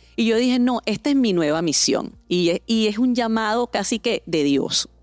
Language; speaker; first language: Spanish; native; Spanish